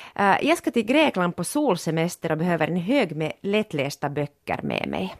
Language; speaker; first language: Swedish; non-native, local second language; Finnish